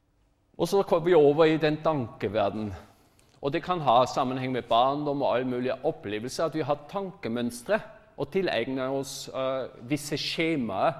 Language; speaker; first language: Norwegian; non-native, fluent; German